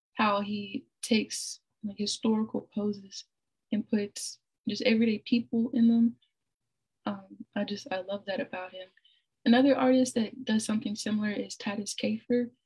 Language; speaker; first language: English; native; English